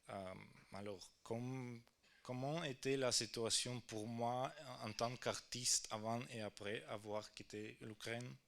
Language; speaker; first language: French; non-native, fluent; Ukrainian